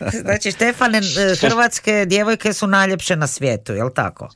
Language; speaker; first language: Croatian; native; Croatian